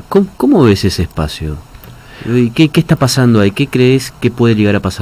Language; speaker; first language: Spanish; native; Spanish